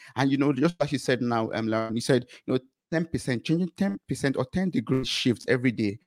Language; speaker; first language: English; non-native, local second language; Yoruba